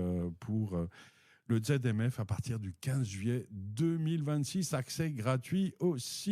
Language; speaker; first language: French; native; French